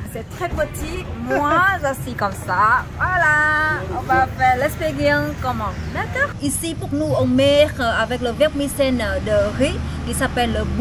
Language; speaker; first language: French; non-native, learner; Vietnamese